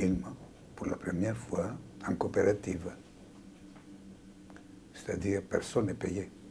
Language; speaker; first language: French; non-native, fluent; Greek